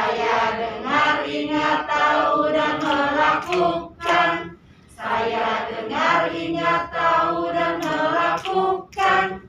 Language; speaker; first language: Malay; non-native, local second language; Sundanese